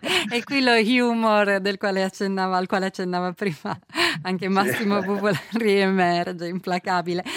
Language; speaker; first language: Italian; native; Italian